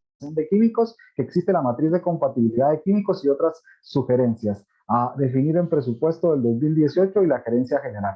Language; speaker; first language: Spanish; native; Spanish